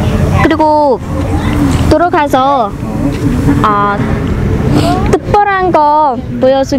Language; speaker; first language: Korean; non-native, learner; Vietnamese